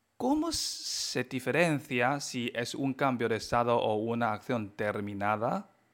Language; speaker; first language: Spanish; non-native, fluent; Chinese